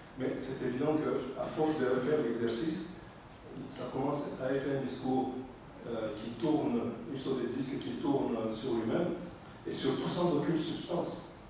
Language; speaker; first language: French; non-native, local second language; Lingala